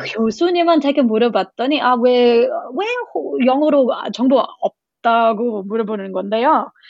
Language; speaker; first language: Korean; non-native, learner; English